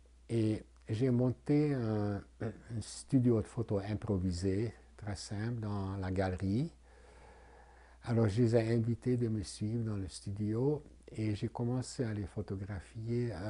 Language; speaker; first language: French; non-native, fluent; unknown